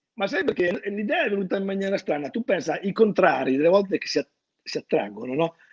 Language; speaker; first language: Italian; native; Italian